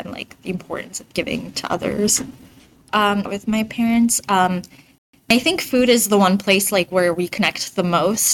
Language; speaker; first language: English; early bilingual, other home language; Bangla